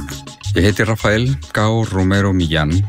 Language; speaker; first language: Icelandic; non-native, fluent; Spanish